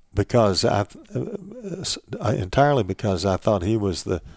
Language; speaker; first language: English; native; English